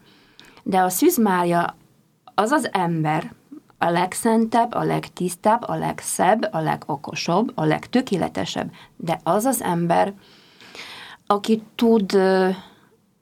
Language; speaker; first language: Hungarian; non-native, fluent; Polish